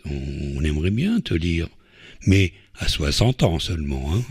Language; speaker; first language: French; native; French